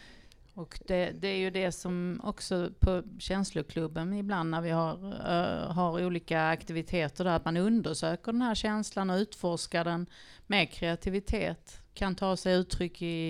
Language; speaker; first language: Swedish; native; Swedish